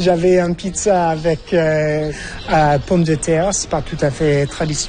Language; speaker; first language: French; non-native, fluent; English